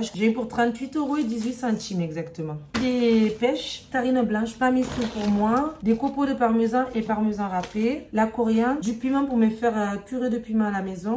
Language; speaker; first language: French; native; French